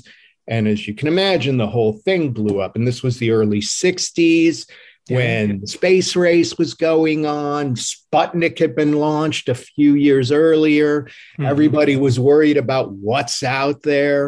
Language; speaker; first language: English; native; English